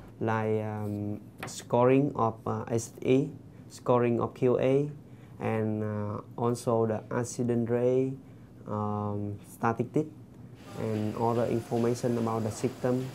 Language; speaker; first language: English; non-native, fluent; Vietnamese